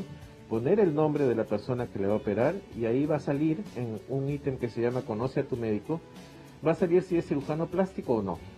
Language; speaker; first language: Spanish; native; Spanish